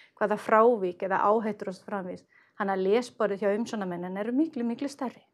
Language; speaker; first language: Icelandic; non-native, fluent; Swedish